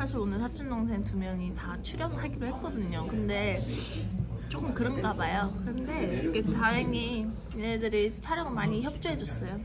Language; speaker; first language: Korean; early bilingual, heritage; Korean